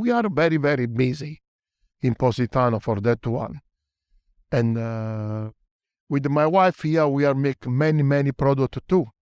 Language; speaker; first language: English; non-native, learner; Italian